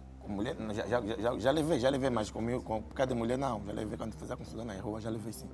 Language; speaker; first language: Portuguese; native; Portuguese